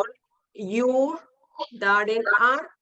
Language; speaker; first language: English; non-native, learner; Spanish